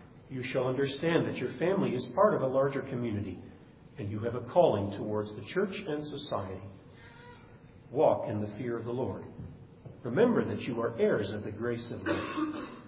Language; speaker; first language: English; native; English